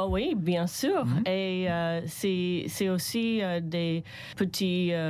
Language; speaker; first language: French; non-native, learner; English